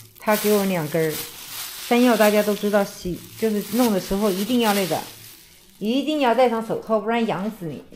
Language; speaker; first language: Chinese; native; Chinese